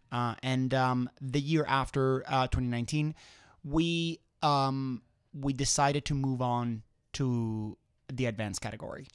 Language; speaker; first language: English; non-native, fluent; Spanish